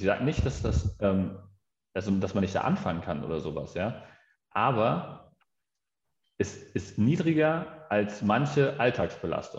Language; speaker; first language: German; native; German